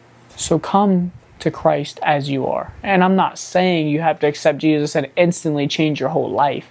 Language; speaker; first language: English; native; English